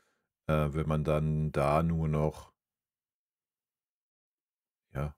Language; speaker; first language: German; native; German